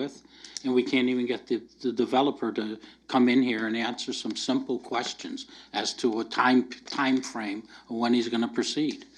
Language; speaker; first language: English; native; English